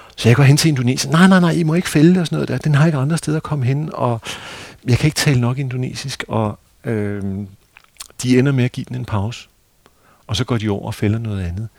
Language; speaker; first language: Danish; native; Danish